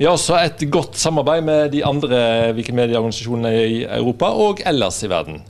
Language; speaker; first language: Norwegian; native; Norwegian